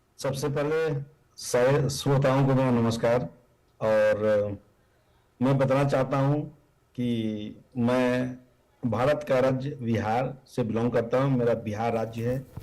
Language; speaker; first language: Hindi; native; Hindi